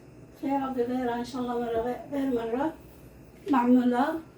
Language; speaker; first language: Arabic; native; Arabic